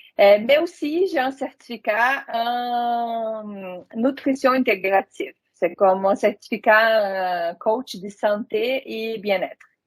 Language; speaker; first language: French; non-native, fluent; Portuguese